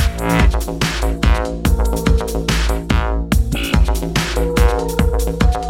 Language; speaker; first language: English; native; English